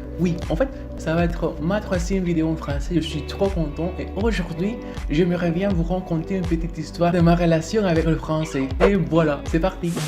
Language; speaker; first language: French; non-native, fluent; Spanish